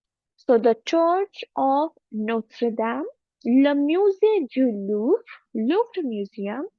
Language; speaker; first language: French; non-native, fluent; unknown